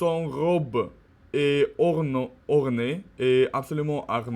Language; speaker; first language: French; non-native, learner; Russian